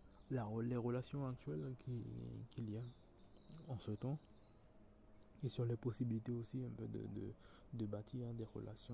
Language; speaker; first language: French; native; French